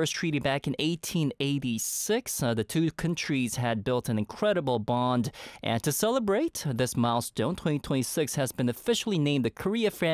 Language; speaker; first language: English; early bilingual, other home language; Korean